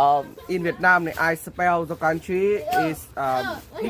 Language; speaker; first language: English; non-native, learner; Vietnamese